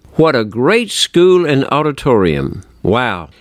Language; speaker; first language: English; native; English